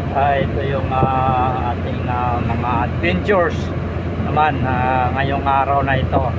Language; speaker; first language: Filipino; non-native, local second language; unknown